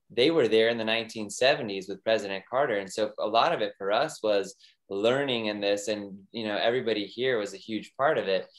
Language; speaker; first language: English; native; English